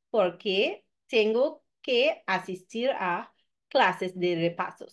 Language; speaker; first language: Spanish; non-native, fluent; English